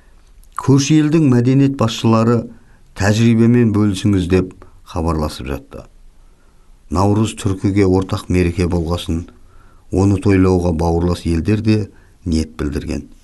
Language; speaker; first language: Kazakh; native; Kazakh